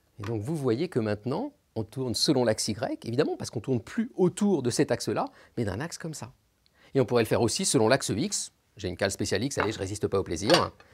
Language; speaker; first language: French; native; French